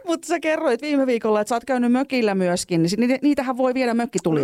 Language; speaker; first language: Finnish; native; Finnish